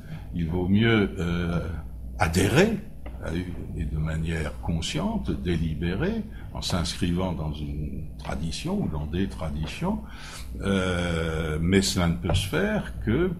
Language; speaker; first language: French; native; French